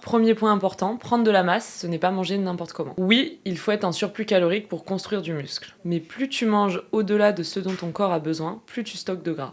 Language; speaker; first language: French; native; French